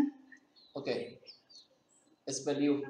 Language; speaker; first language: English; non-native, fluent; Bangla